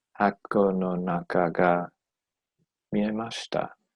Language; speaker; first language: Japanese; non-native, learner; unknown